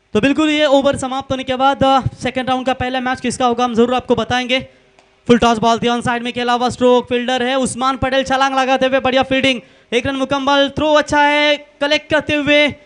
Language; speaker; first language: Hindi; non-native, local second language; Marathi